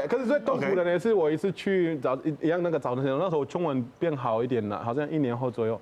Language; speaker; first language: Chinese; non-native, fluent; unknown